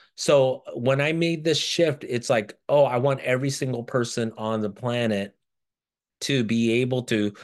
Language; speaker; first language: English; early bilingual, other home language; Japanese